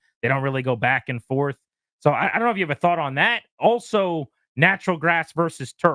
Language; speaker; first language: English; native; English